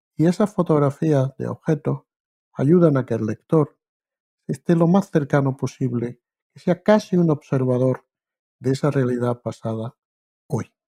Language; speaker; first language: Spanish; native; Spanish